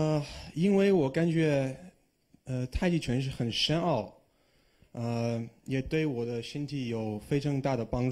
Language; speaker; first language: Chinese; non-native, fluent; English